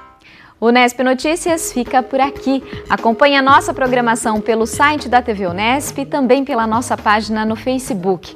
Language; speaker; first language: Portuguese; native; Portuguese